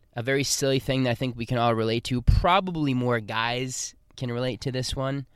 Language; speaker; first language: English; native; English